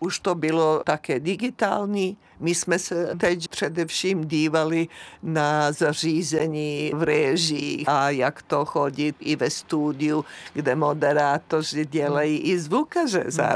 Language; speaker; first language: Czech; native; Czech